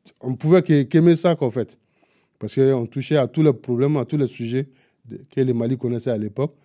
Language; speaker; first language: French; non-native, local second language; Bambara